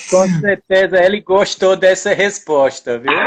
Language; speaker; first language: Portuguese; non-native, fluent; English